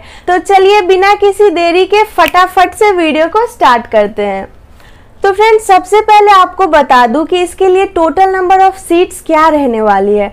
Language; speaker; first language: Hindi; native; Hindi